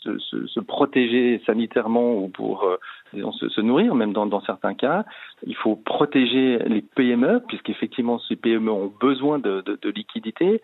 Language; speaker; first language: French; native; French